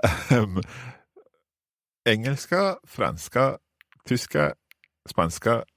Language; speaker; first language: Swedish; non-native, learner; English